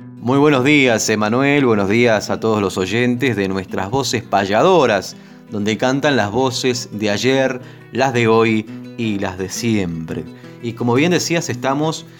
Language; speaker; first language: Spanish; native; Spanish